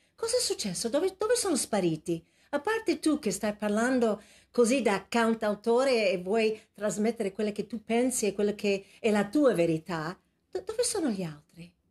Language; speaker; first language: Italian; non-native, fluent; English